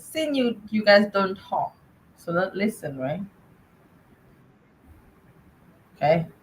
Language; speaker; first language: English; non-native, learner; Vietnamese